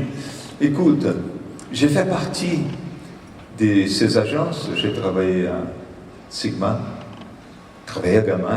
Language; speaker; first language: French; non-native, fluent; Portuguese